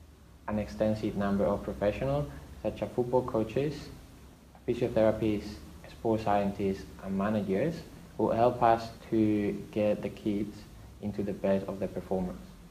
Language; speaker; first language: English; non-native, fluent; Spanish